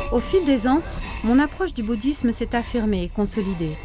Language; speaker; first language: French; native; French